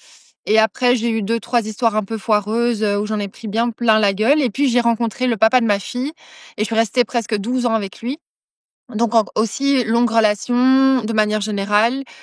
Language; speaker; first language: French; native; French